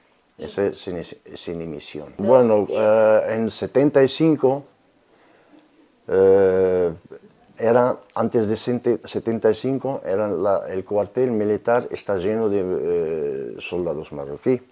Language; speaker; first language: Spanish; non-native, learner; Arabic